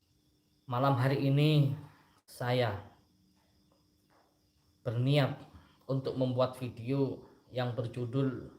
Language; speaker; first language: Indonesian; native; Indonesian